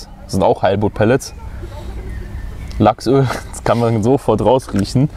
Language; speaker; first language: German; native; German